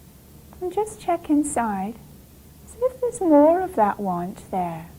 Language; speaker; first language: English; native; English